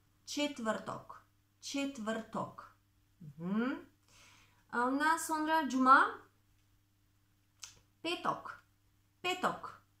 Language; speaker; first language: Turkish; non-native, fluent; Macedonian